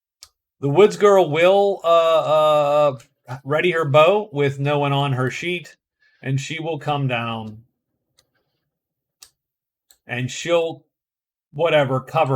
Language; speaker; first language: English; native; English